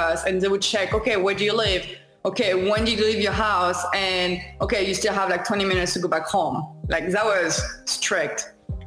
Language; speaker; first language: English; non-native, fluent; French